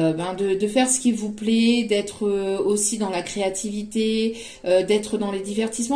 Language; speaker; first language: French; native; French